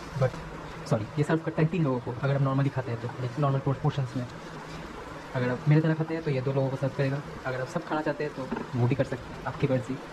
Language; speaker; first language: Hindi; non-native, local second language; Bangla